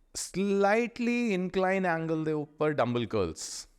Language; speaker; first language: English; non-native, local second language; Punjabi